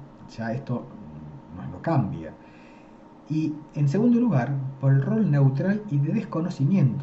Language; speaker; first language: Spanish; native; Spanish